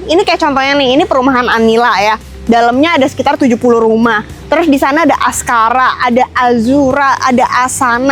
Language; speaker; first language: Indonesian; native; Indonesian